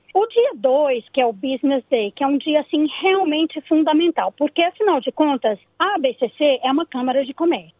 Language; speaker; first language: Portuguese; native; Portuguese